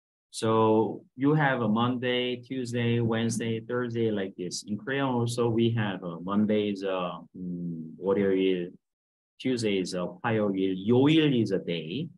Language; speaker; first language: English; non-native, fluent; Korean